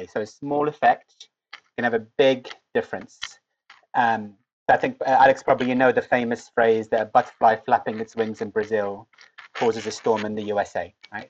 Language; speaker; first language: English; native; English